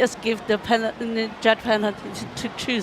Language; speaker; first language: English; non-native, learner; Chinese